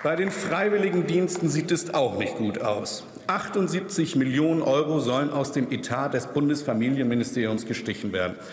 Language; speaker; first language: German; non-native, local second language; Danish